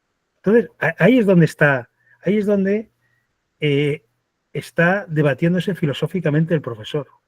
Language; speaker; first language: Spanish; native; Spanish